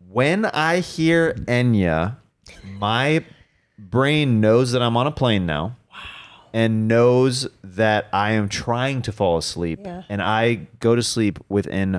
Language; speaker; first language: English; native; English